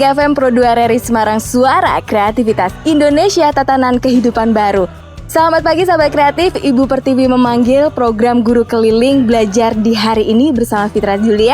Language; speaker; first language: Indonesian; native; Indonesian